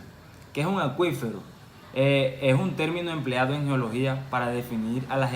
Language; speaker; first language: Spanish; native; Spanish